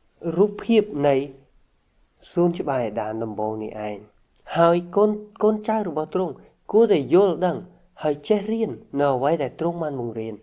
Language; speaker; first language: Khmer; native; Khmer